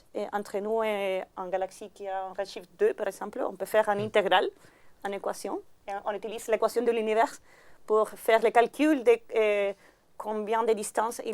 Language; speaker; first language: French; non-native, learner; Spanish